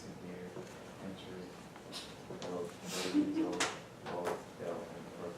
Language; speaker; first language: Spanish; non-native, learner; English